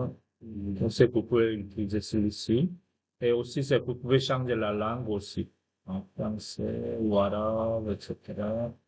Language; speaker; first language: French; non-native, fluent; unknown